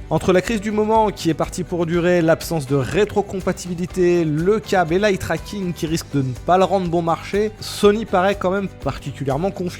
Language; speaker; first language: French; native; French